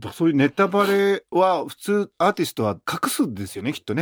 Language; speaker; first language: Japanese; native; Japanese